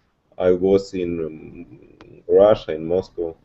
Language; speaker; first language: English; non-native, learner; Russian